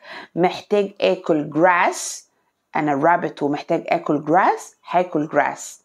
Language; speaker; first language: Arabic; native; Arabic